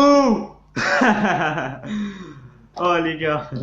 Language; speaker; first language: French; native; French